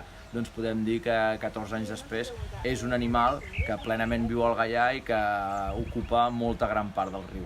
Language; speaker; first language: Catalan; native; Catalan